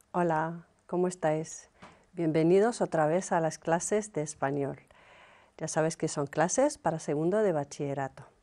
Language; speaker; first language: Spanish; non-native, fluent; Arabic